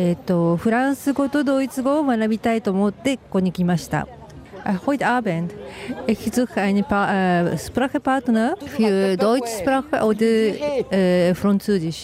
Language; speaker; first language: German; non-native, learner; Japanese